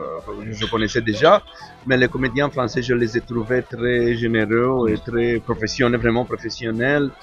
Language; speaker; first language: French; non-native, fluent; Romanian